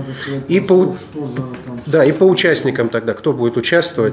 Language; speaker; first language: Russian; native; Russian